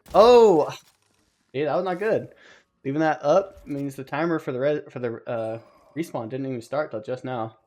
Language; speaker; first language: English; native; English